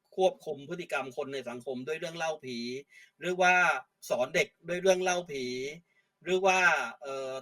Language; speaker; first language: Thai; native; Thai